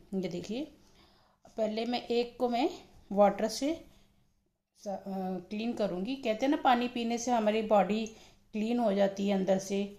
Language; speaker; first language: Hindi; non-native, local second language; Odia